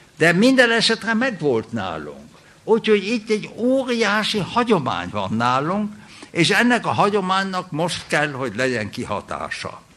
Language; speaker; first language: Hungarian; early bilingual, heritage; German